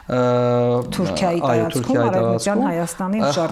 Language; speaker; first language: Armenian; native; Armenian